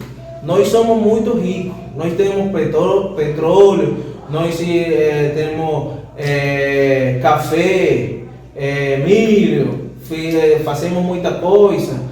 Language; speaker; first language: Portuguese; non-native, fluent; Spanish